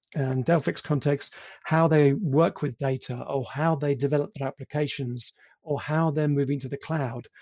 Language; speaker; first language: English; native; English